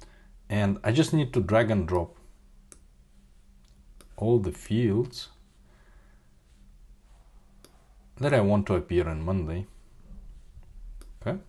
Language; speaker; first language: English; non-native, fluent; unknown